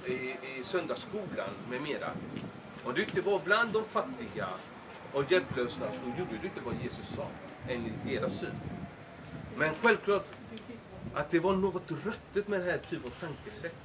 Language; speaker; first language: Swedish; non-native, fluent; Spanish